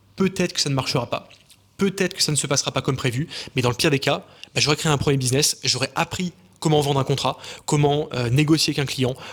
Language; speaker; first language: French; native; French